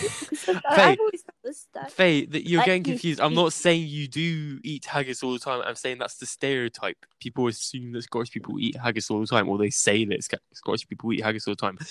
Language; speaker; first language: English; native; English